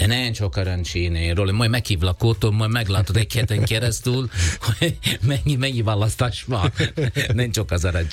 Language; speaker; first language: Hungarian; non-native, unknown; Italian